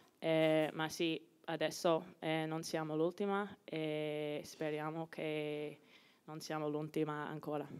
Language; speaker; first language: Italian; non-native, learner; English